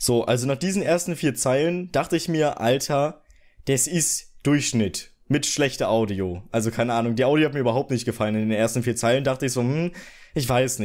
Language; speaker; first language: German; native; German